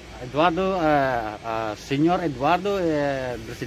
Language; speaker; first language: Portuguese; non-native, learner; Filipino